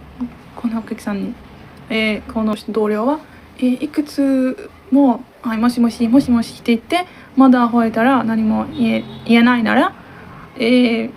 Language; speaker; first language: Japanese; non-native, learner; Turkish